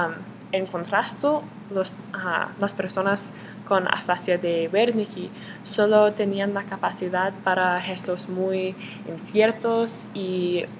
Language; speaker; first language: Spanish; non-native, learner; English